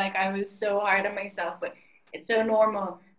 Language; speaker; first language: English; native; English